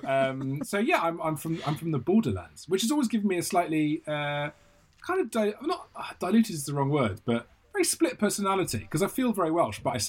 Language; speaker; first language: English; native; English